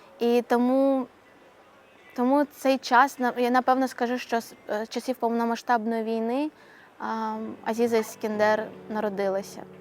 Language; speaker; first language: Ukrainian; non-native, local second language; Russian